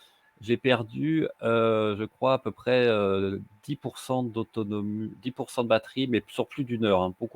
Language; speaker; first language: French; native; French